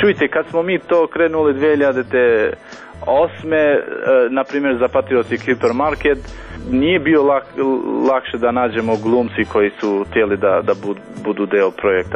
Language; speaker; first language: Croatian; non-native, local second language; Albanian